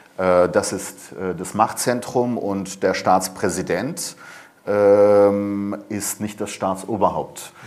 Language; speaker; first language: German; early bilingual, other home language; Persian